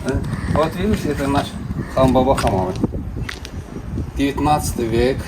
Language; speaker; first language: Russian; non-native, local second language; Azerbaijani